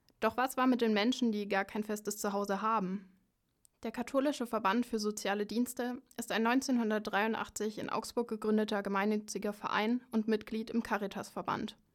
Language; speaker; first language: German; native; German